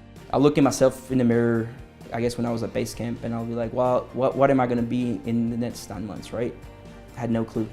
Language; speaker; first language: English; early bilingual, other home language; Spanish